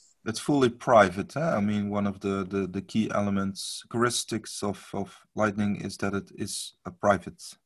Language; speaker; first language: English; non-native, fluent; Dutch